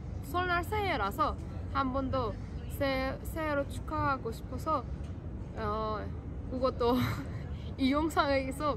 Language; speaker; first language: Korean; non-native, fluent; Persian